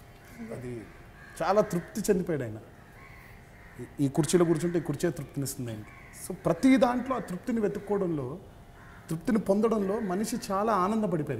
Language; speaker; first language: Telugu; native; Telugu